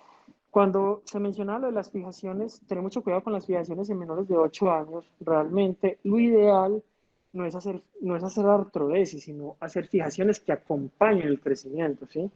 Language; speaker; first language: Spanish; native; Spanish